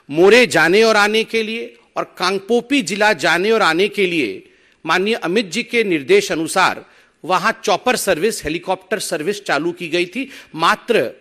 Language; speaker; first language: Hindi; non-native, local second language; Odia